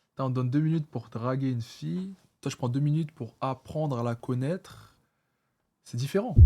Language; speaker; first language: French; native; French